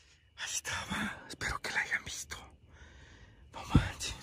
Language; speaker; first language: Spanish; native; Spanish